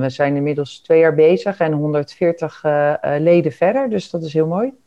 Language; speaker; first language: Dutch; native; Dutch